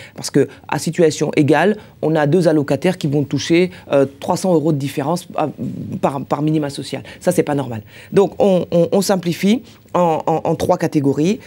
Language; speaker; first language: French; native; French